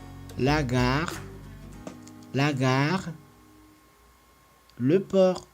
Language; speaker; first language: French; non-native, fluent; Spanish